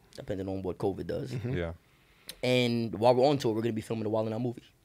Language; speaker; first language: English; native; English